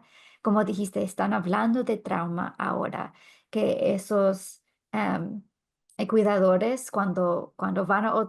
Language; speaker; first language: Spanish; non-native, fluent; English